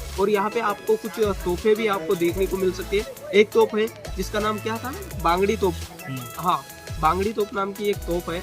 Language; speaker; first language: Hindi; non-native, local second language; Marathi